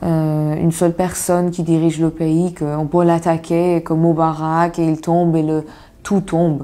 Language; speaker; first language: French; non-native, fluent; Persian